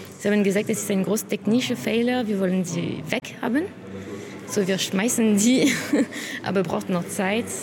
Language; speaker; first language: German; non-native, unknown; French